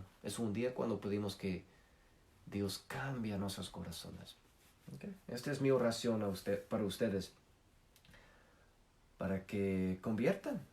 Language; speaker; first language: Spanish; non-native, fluent; English